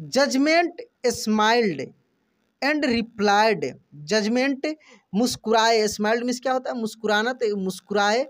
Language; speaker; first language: Hindi; native; Hindi